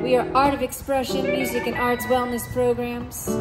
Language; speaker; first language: English; native; English